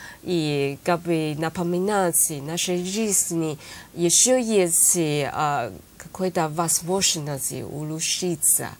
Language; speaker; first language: Russian; non-native, learner; Chinese